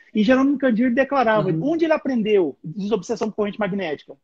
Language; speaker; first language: Portuguese; native; Portuguese